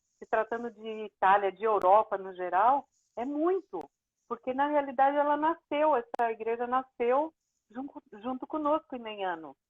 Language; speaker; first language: Portuguese; native; Portuguese